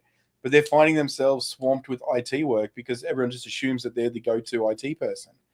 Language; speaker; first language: English; native; English